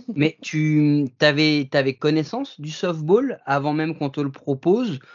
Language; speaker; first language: French; native; French